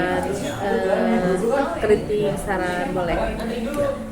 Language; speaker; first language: Indonesian; native; Indonesian